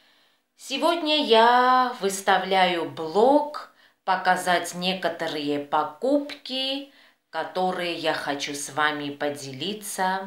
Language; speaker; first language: Russian; non-native, fluent; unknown